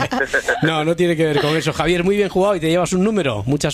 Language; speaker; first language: Spanish; native; Spanish